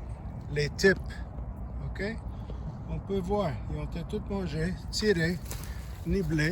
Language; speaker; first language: French; non-native, local second language; English